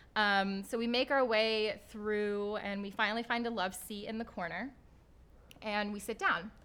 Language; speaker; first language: English; native; English